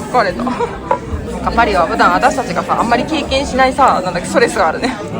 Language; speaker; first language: Japanese; native; Japanese